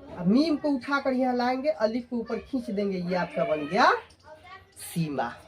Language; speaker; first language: Hindi; native; Hindi